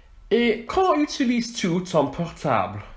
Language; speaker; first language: French; non-native, fluent; Welsh